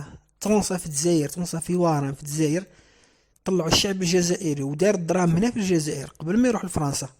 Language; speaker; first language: Arabic; native; Arabic